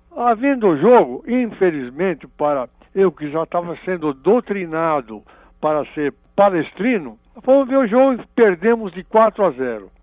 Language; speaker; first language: Portuguese; native; Portuguese